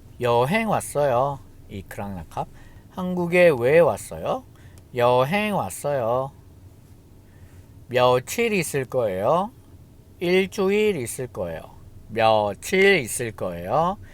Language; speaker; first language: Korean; non-native, fluent; Thai